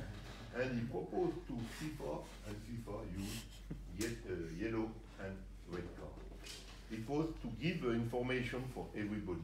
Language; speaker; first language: English; non-native, learner; French